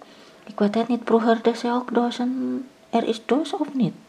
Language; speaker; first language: Dutch; non-native, learner; Indonesian